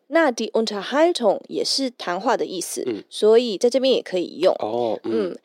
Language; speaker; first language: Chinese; early bilingual, heritage; German